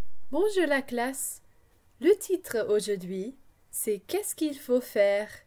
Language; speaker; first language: French; non-native, fluent; English